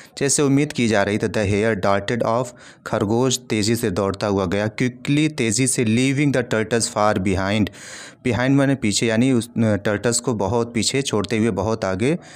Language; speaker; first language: Hindi; native; Hindi